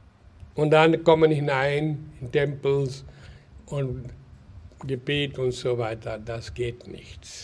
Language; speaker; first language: German; non-native, learner; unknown